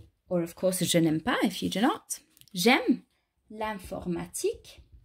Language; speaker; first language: French; non-native, fluent; English